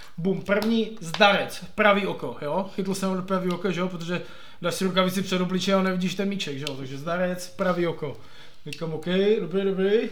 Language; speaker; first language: Czech; native; Czech